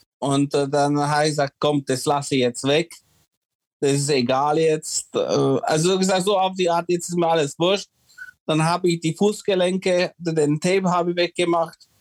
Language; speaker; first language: German; early bilingual, other home language; Czech